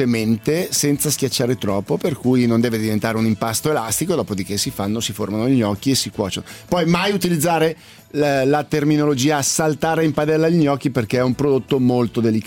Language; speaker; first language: Italian; native; Italian